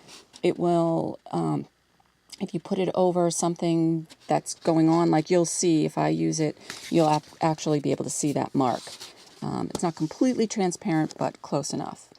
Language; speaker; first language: English; native; English